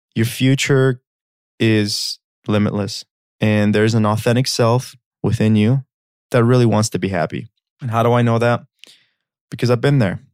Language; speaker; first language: English; early bilingual, other home language; Armenian